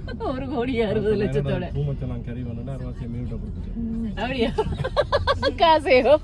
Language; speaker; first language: Tamil; native; Tamil